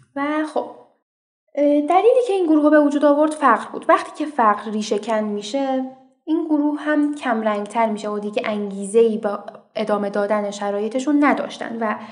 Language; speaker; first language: Persian; native; Persian